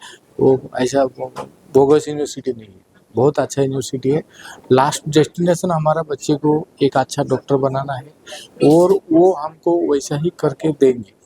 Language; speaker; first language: Hindi; non-native, local second language; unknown